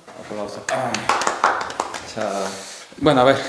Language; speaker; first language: Spanish; native; Spanish